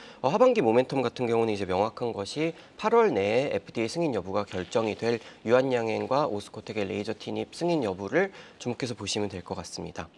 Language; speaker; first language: Korean; native; Korean